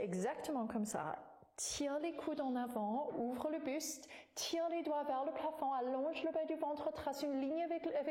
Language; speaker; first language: French; non-native, fluent; English